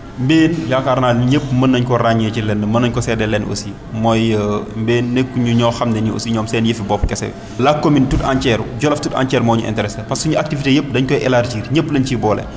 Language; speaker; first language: Wolof; native; Wolof